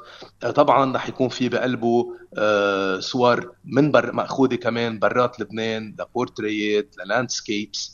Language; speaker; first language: Arabic; native; Arabic